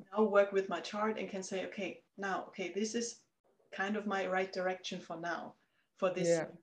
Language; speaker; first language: English; non-native, fluent; German